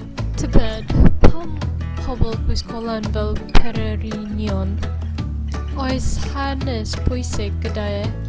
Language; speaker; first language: Welsh; non-native, learner; Malay